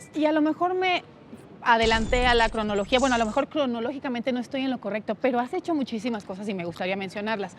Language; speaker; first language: Spanish; native; Spanish